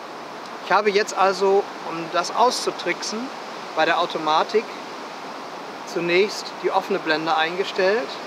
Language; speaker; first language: German; native; German